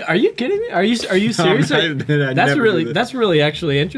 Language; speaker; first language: English; native; English